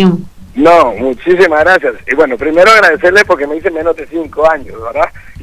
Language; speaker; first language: Spanish; native; Spanish